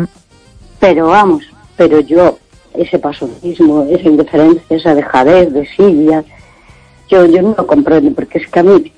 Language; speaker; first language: Spanish; native; Spanish